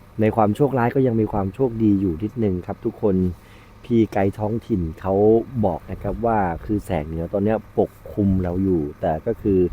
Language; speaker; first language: Thai; native; Thai